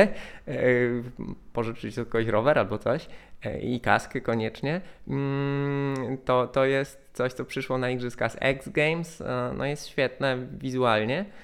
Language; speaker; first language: Polish; native; Polish